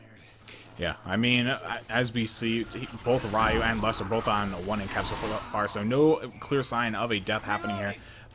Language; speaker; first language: English; native; English